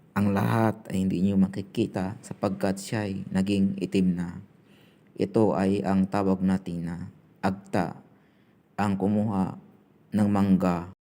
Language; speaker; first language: Filipino; non-native, local second language; Cebuano